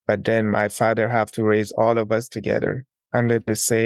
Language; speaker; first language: English; non-native, local second language; Akan